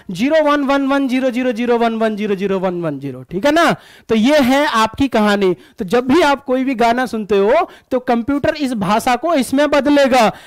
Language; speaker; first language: Hindi; native; Hindi